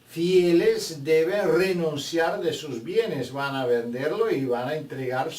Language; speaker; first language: Spanish; non-native, fluent; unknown